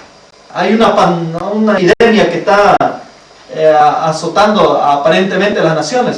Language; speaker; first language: Spanish; native; Spanish